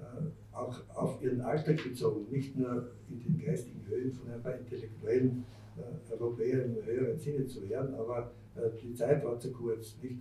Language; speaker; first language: German; native; German